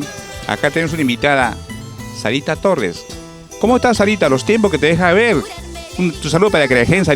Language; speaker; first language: Spanish; native; Spanish